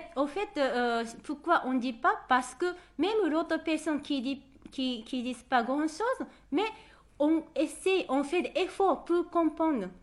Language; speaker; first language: French; non-native, fluent; Japanese